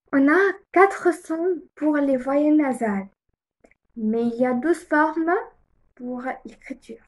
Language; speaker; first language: French; non-native, fluent; Arabic